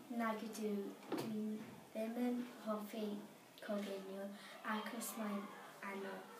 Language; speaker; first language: Welsh; non-native, local second language; English